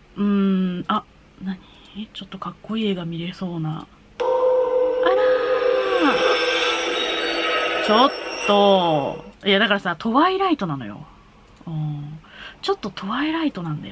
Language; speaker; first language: Japanese; native; Japanese